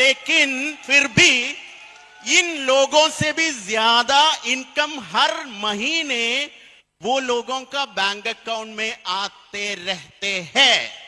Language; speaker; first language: Hindi; non-native, fluent; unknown